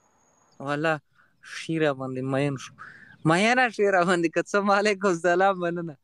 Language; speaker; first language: Arabic; non-native, learner; Pashto